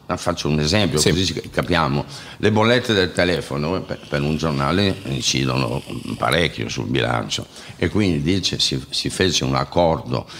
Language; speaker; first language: Italian; native; Italian